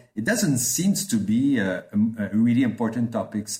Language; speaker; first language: English; non-native, fluent; French